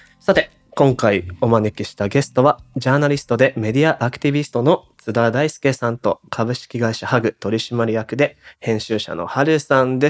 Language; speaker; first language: Japanese; native; Japanese